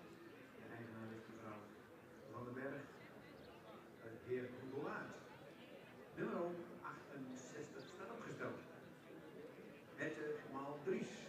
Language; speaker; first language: Dutch; native; Dutch